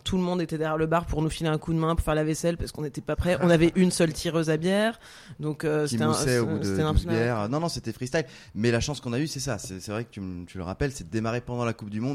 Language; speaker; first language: French; native; French